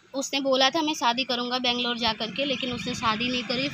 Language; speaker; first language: Hindi; native; Hindi